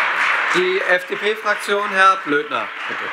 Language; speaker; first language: German; native; German